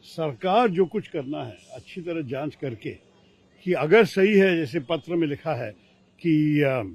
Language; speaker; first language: Hindi; non-native, local second language; Malayalam